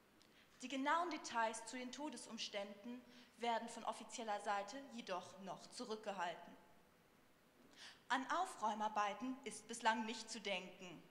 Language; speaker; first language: German; native; German